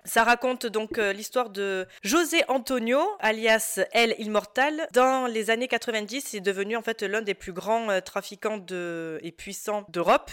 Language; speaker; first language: French; native; French